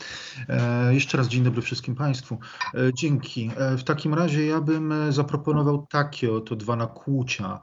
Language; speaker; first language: Polish; native; Polish